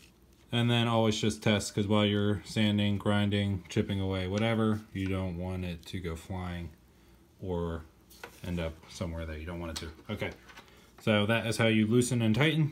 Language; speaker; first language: English; native; English